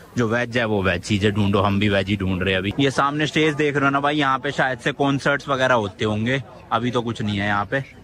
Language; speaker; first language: Hindi; native; Hindi